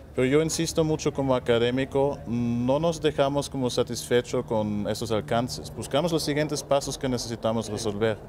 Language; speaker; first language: Spanish; non-native, fluent; German